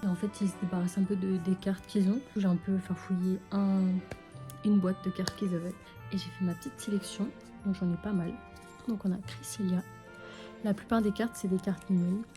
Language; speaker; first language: French; native; French